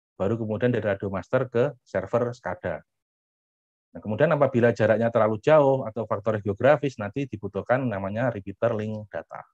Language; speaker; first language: Indonesian; native; Indonesian